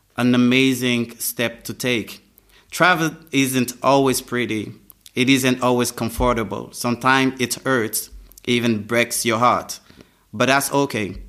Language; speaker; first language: English; non-native, fluent; French